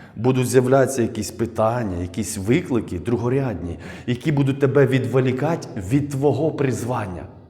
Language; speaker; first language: Ukrainian; non-native, local second language; Russian